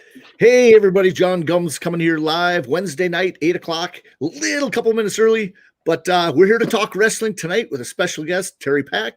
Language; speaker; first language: English; native; English